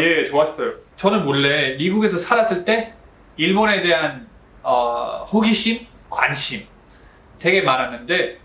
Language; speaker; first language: Korean; non-native, fluent; English